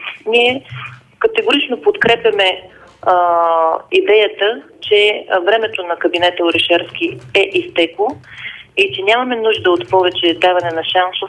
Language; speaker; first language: Bulgarian; native; Bulgarian